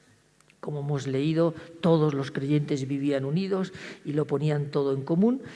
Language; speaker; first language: Spanish; native; Spanish